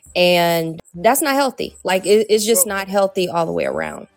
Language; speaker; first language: English; native; English